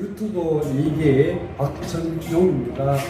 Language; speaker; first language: Korean; native; Korean